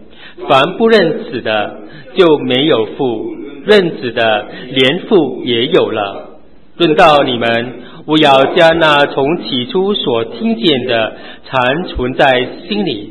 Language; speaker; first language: Chinese; native; Chinese